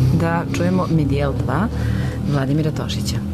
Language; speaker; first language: Serbian; native; Serbian